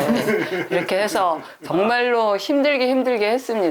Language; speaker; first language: Korean; native; Korean